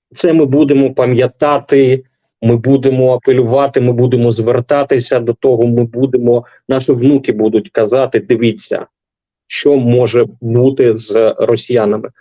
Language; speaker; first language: Ukrainian; non-native, local second language; Russian